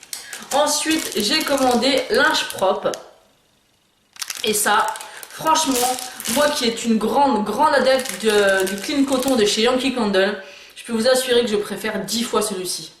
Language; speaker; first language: French; native; French